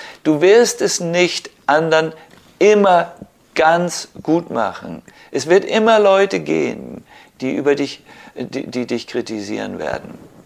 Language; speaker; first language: German; native; German